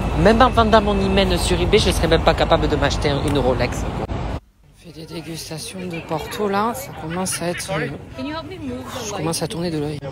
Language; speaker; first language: French; early bilingual, other home language; Portuguese